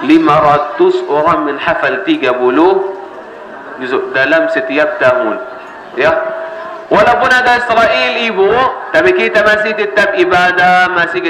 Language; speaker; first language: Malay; non-native, learner; Arabic